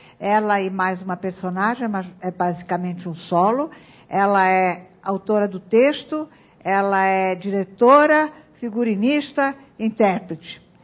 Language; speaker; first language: Portuguese; early bilingual, other home language; Italian